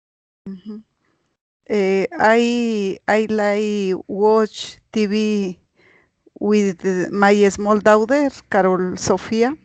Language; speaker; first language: English; non-native, learner; Spanish